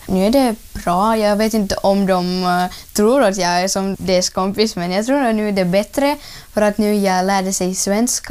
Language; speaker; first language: Swedish; early bilingual, other home language; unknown